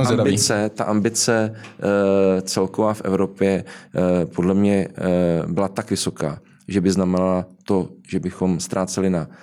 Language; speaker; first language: Czech; native; Czech